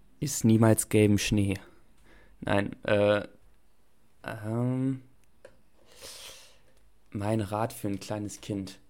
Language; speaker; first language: German; native; German